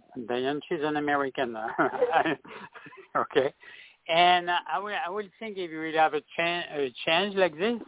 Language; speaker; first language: English; non-native, fluent; French